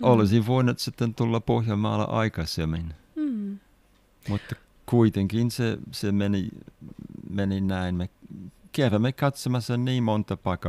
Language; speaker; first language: Finnish; non-native, fluent; English